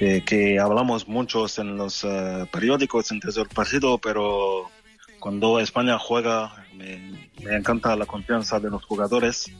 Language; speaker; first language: Spanish; non-native, fluent; French